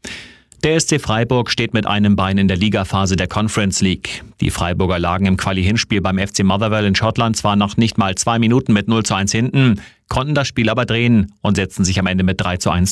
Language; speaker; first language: German; native; German